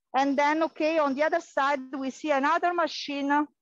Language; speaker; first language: English; non-native, fluent; Italian